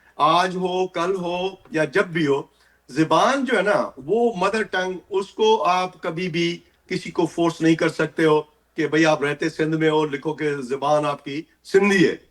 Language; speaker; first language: Urdu; non-native, local second language; Sindhi